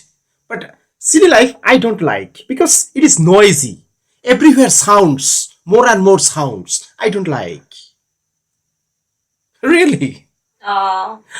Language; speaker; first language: English; non-native, learner; Bangla